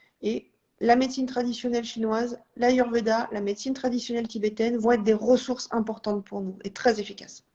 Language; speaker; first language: French; native; French